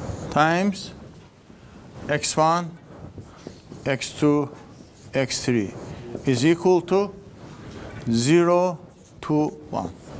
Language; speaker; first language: English; non-native, fluent; Turkish